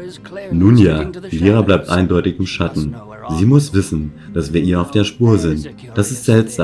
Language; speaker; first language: German; native; German